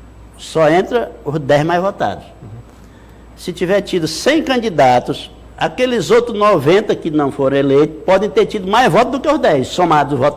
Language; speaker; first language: Portuguese; native; Portuguese